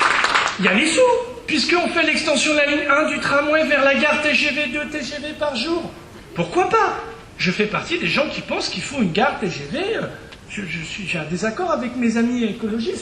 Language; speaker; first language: French; native; French